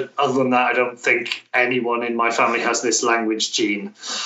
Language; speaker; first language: English; native; English